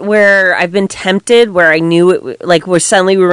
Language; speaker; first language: English; native; English